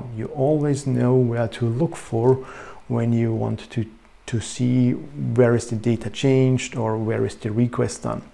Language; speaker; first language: English; non-native, fluent; German